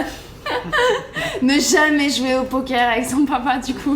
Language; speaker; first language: French; native; French